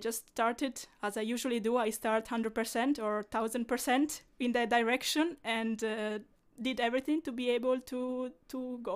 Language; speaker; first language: English; non-native, fluent; Italian